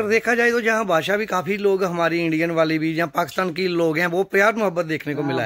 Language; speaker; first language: Hindi; non-native, local second language; Punjabi